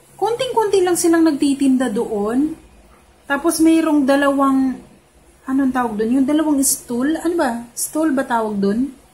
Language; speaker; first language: Filipino; non-native, local second language; Cebuano